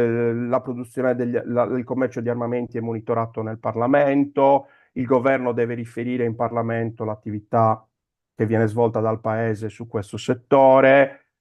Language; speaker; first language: Italian; native; Italian